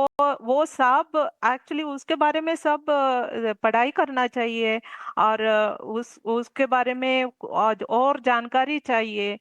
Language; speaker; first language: Hindi; non-native, local second language; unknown